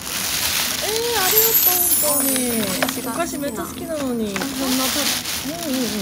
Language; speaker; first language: Japanese; non-native, fluent; Korean